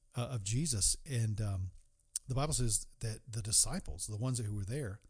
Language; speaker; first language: English; native; English